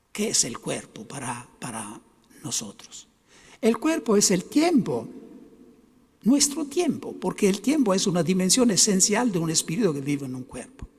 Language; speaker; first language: Spanish; non-native, fluent; Italian